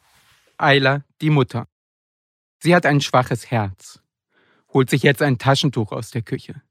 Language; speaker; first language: German; native; German